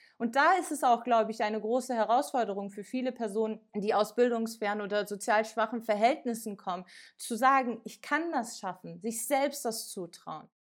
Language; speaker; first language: German; early bilingual, other home language; Turkish